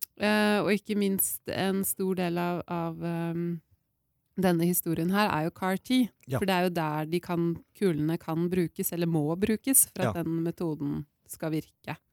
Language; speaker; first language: Norwegian; native; Norwegian